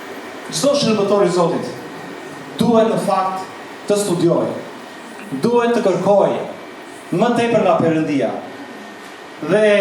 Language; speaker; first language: Albanian; native; Albanian